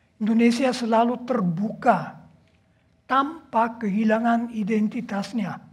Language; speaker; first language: Indonesian; non-native, fluent; German